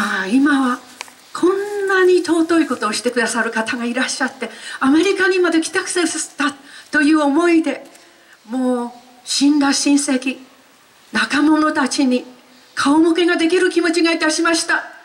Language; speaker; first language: Japanese; native; Japanese